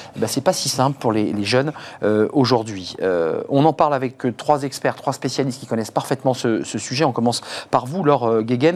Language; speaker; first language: French; native; French